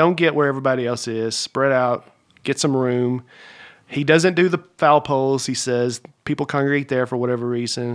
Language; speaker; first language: English; native; English